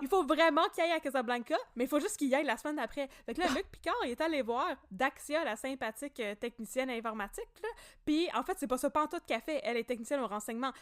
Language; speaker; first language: French; native; French